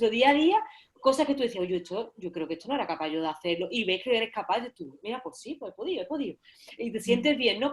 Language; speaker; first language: Spanish; native; Spanish